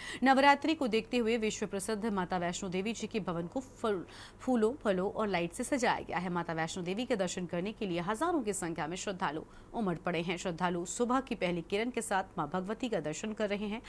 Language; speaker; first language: Hindi; native; Hindi